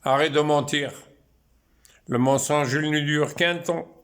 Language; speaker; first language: French; non-native, local second language; Arabic